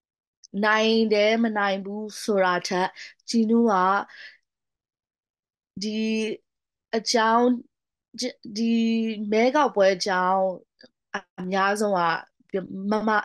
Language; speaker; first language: Burmese; non-native, local second language; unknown